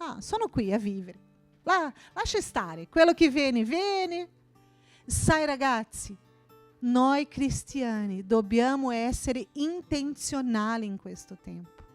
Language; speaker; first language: Italian; non-native, fluent; Portuguese